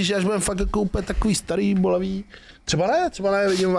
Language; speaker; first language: Czech; native; Czech